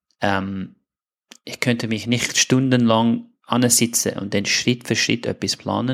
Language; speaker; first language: German; non-native, fluent; English